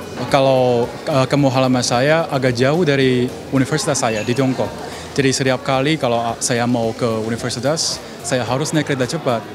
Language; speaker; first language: Indonesian; non-native, local second language; Chinese